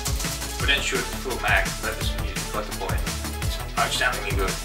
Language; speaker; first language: English; non-native, fluent; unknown